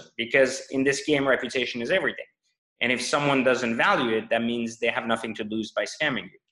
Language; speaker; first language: English; non-native, fluent; French